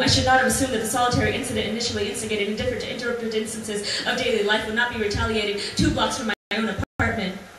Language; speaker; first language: English; early bilingual, other home language; Spanish